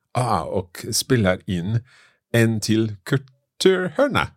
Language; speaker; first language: Swedish; non-native, learner; English